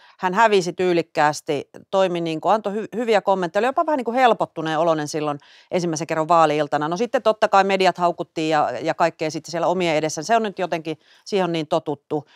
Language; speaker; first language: Finnish; native; Finnish